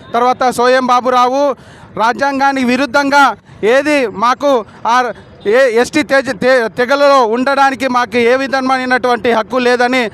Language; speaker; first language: Telugu; non-native, local second language; Lambadi